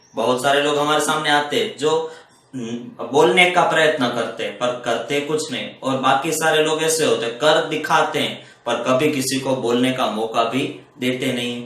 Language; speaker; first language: Hindi; non-native, local second language; Gujarati